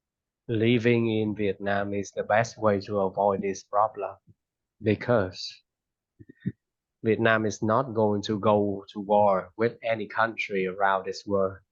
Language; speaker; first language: English; non-native, fluent; Vietnamese